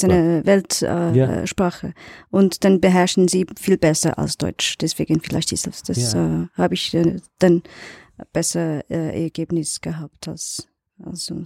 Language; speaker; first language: German; non-native, learner; Portuguese